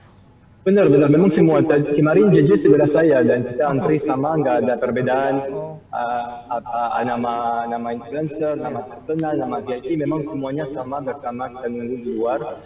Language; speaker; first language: Indonesian; non-native, fluent; French